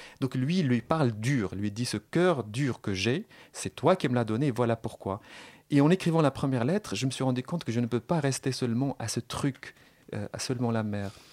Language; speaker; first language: French; non-native, local second language; Arabic